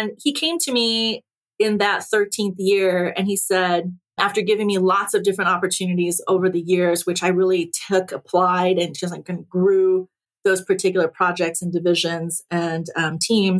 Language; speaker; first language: English; early bilingual, other home language; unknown